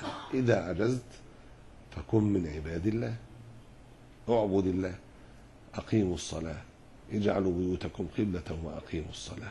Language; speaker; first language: Arabic; native; Arabic